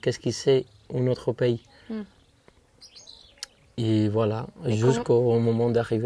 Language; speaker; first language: French; non-native, fluent; Spanish